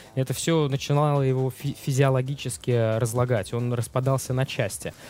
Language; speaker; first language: Russian; native; Russian